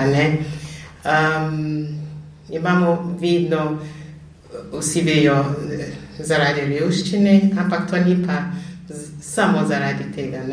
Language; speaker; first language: Slovenian; non-native, fluent; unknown